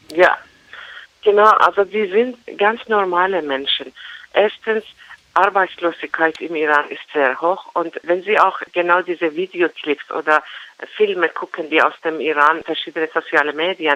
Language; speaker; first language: German; non-native, fluent; Persian